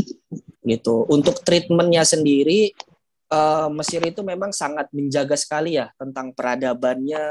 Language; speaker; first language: Indonesian; native; Indonesian